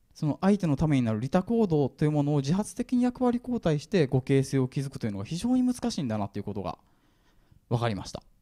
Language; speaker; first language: Japanese; native; Japanese